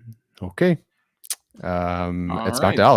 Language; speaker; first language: English; native; English